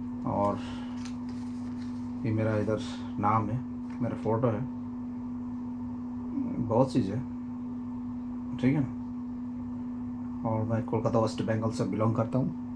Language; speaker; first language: Hindi; non-native, local second language; Bangla